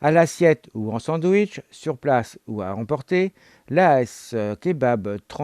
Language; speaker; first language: French; native; French